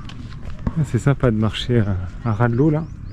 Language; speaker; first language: French; native; French